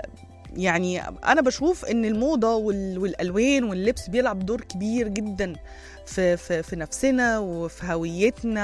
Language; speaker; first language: Arabic; native; Arabic